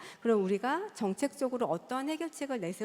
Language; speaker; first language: Korean; native; Korean